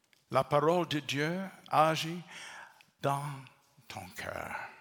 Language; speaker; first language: French; non-native, learner; English